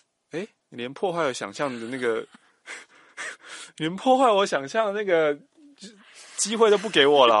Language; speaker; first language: Chinese; native; Chinese